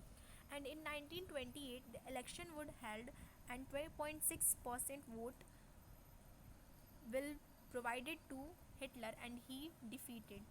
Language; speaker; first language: English; non-native, local second language; Hindi